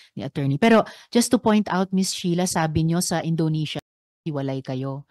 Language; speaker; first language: Filipino; native; Filipino